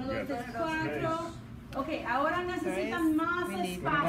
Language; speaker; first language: Spanish; non-native, fluent; English